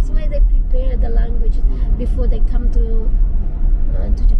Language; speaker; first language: English; non-native, learner; Indonesian